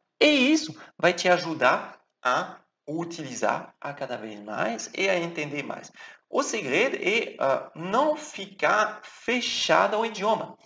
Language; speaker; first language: Portuguese; non-native, fluent; French